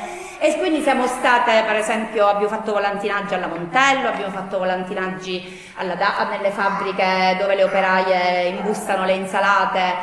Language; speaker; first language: Italian; native; Italian